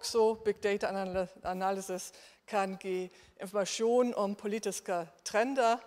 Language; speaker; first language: Danish; non-native, learner; German